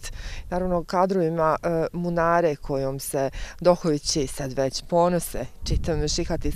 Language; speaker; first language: Croatian; native; Croatian